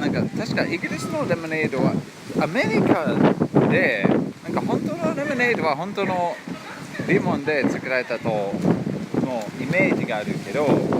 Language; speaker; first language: Japanese; non-native, fluent; English